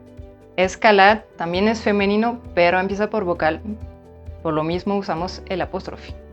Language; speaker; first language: Spanish; non-native, fluent; French